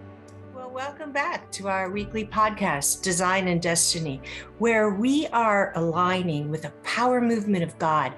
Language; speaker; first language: English; native; English